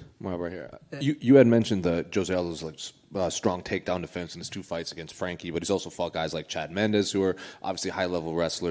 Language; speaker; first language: English; native; English